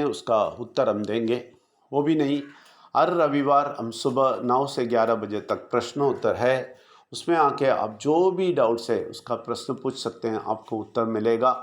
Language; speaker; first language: Hindi; non-native, local second language; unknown